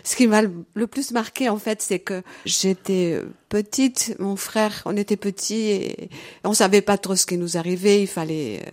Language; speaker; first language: French; early bilingual, other home language; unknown